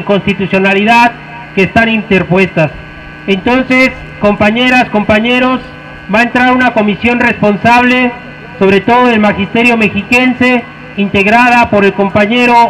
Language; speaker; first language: Spanish; native; Spanish